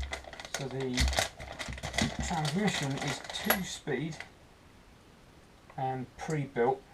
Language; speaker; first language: English; native; English